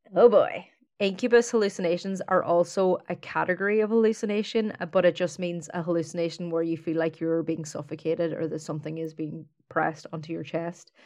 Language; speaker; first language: English; native; English